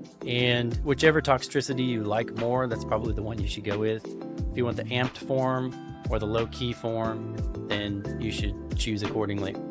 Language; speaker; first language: English; native; English